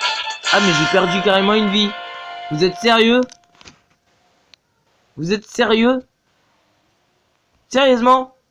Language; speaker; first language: French; native; French